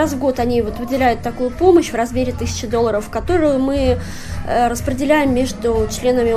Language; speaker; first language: Russian; native; Russian